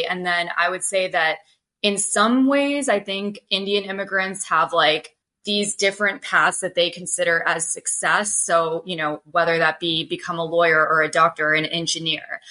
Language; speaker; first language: English; native; English